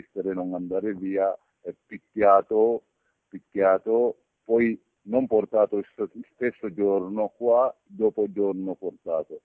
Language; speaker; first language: Italian; non-native, learner; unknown